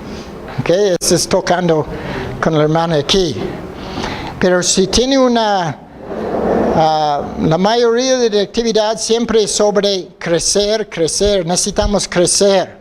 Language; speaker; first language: Spanish; non-native, fluent; English